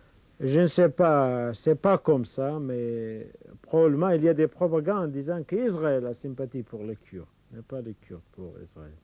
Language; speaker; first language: French; non-native, fluent; Kurdish